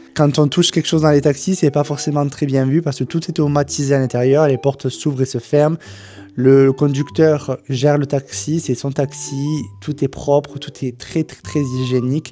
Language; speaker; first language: French; native; French